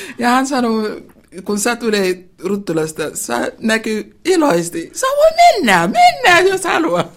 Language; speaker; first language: Finnish; non-native, learner; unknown